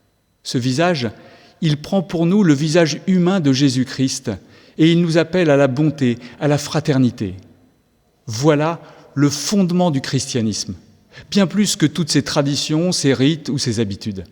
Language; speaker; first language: French; native; French